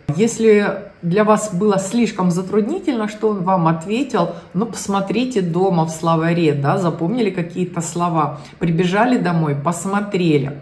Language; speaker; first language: Russian; native; Russian